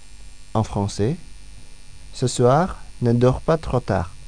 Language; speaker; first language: French; non-native, fluent; Indonesian